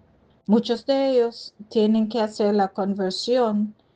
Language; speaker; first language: Spanish; non-native, fluent; English